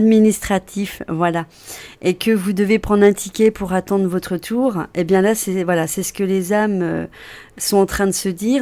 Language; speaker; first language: French; native; French